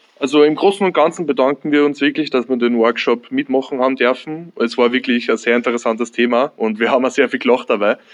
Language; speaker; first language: German; native; German